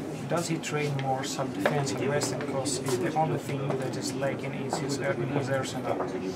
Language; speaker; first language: English; non-native, fluent; Russian